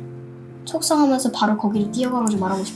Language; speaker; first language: Korean; native; Korean